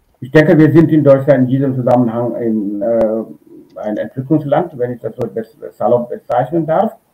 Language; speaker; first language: German; non-native, fluent; Wolof